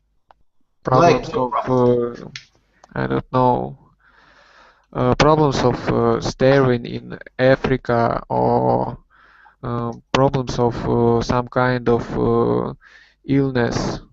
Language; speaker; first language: English; non-native, learner; Russian